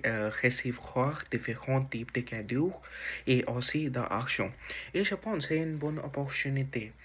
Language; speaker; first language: French; non-native, learner; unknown